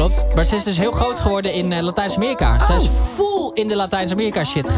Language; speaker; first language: Dutch; native; Dutch